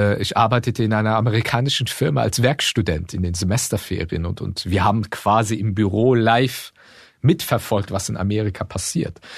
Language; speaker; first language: German; early bilingual, other home language; Turkish